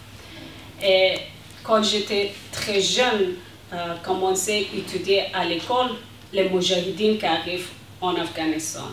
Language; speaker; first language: French; non-native, learner; Persian